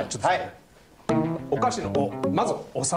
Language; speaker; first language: Japanese; native; Japanese